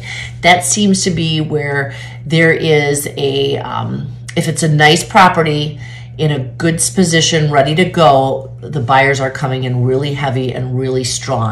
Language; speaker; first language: English; native; English